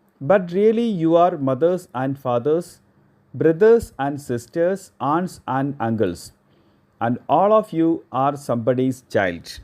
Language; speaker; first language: English; non-native, local second language; Malayalam